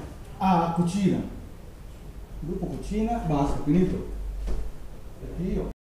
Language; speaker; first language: Italian; non-native, learner; Filipino